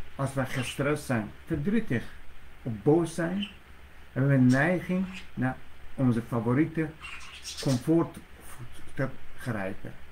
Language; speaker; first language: Dutch; non-native, fluent; Persian